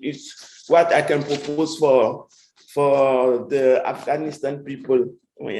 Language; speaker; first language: English; non-native, fluent; French